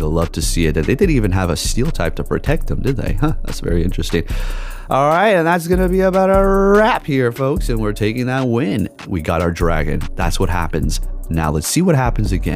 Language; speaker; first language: English; native; English